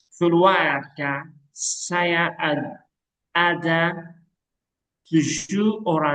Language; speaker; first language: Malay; non-native, learner; Arabic